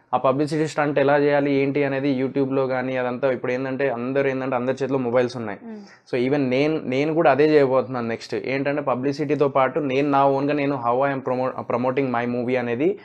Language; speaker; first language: Telugu; native; Telugu